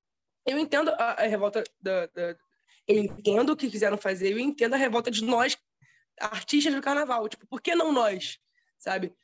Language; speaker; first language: Portuguese; native; Portuguese